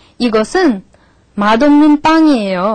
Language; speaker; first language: Korean; non-native, fluent; Russian